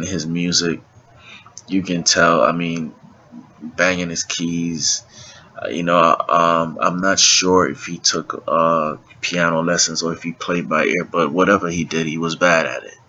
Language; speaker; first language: English; native; English